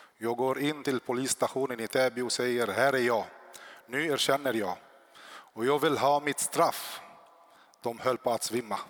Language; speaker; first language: Swedish; non-native, fluent; Arabic